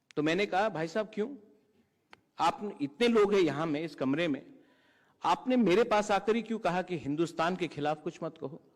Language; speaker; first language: Hindi; non-native, local second language; Kok Borok